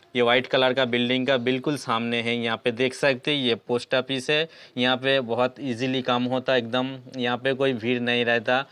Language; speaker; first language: Hindi; non-native, local second language; Bangla